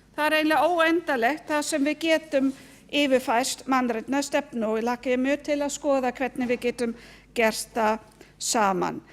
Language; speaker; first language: Icelandic; non-native, fluent; German